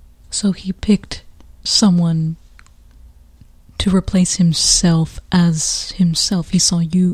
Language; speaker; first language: English; native; English